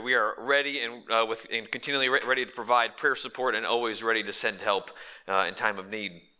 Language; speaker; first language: English; native; English